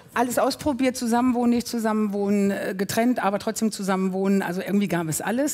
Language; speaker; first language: German; native; German